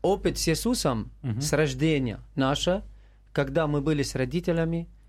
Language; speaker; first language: Russian; non-native, learner; Arabic